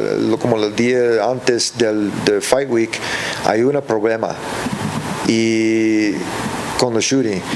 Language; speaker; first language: Spanish; early bilingual, heritage; English